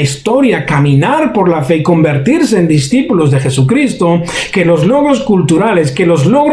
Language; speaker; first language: Spanish; native; Spanish